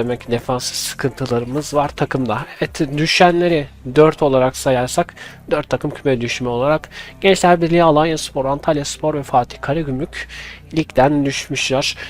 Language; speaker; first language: Turkish; native; Turkish